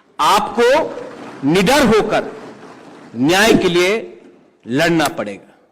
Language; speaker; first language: Hindi; non-native, local second language; Kok Borok